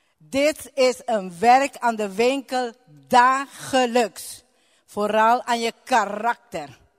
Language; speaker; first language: Dutch; non-native, local second language; Papiamento